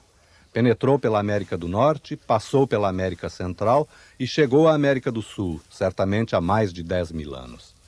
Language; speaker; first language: Portuguese; native; Portuguese